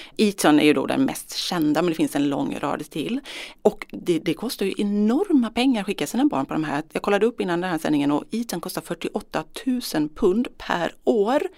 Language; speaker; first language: Swedish; native; Swedish